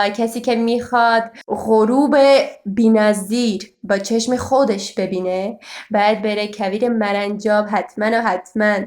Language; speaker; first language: Persian; non-native, fluent; Armenian